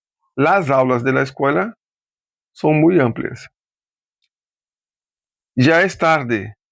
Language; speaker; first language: Spanish; non-native, fluent; Portuguese